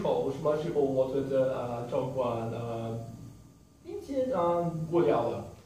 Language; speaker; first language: Chinese; non-native, learner; Portuguese